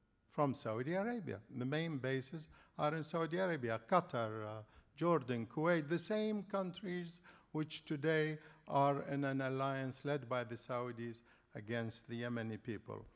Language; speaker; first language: English; non-native, fluent; Arabic